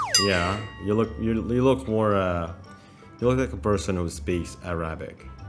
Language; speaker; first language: English; non-native, fluent; Indonesian